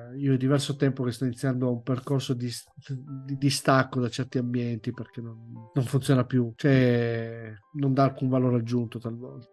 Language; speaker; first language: Italian; native; Italian